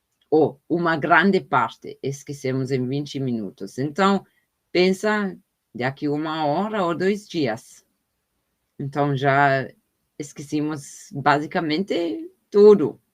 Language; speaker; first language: Portuguese; non-native, fluent; German